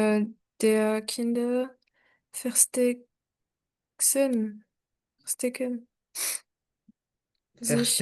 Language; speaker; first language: German; non-native, learner; French